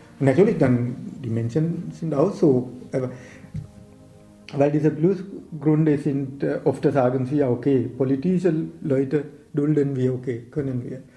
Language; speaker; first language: German; non-native, learner; Sinhala